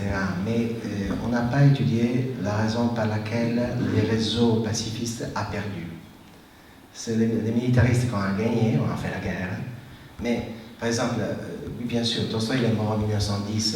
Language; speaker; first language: French; non-native, fluent; Italian